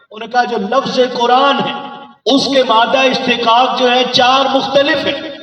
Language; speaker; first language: Urdu; non-native, local second language; Punjabi